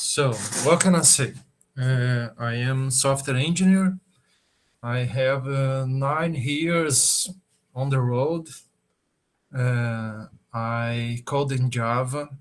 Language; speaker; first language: English; non-native, learner; Portuguese